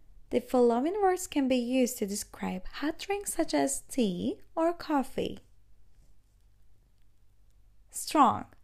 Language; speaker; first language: English; non-native, fluent; Turkish